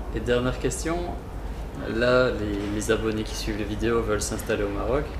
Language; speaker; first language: French; native; French